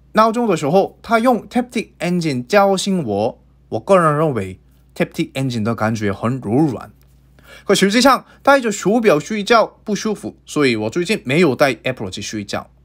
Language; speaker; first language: Chinese; non-native, fluent; Korean